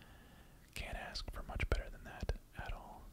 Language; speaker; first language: English; native; English